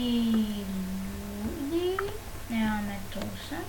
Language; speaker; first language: Bosnian; native; Bosnian